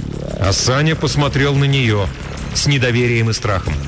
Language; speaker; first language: Russian; native; Russian